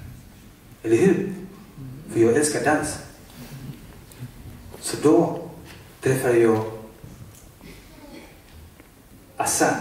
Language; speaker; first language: Swedish; non-native, fluent; Spanish